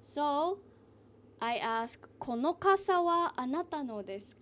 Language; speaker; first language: Japanese; non-native, fluent; English